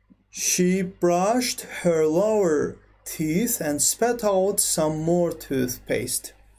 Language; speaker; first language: English; non-native, fluent; Azerbaijani